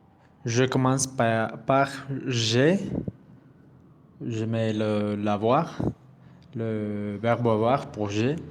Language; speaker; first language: French; non-native, learner; Spanish